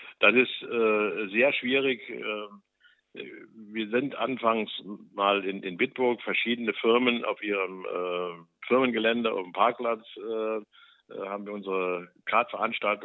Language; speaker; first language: German; native; German